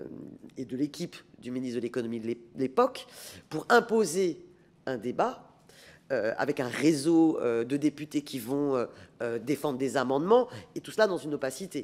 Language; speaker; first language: French; native; French